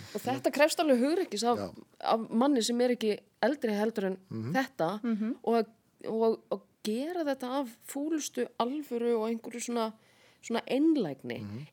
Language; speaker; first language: Icelandic; native; Icelandic